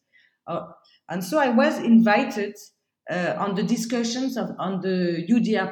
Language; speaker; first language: English; non-native, fluent; French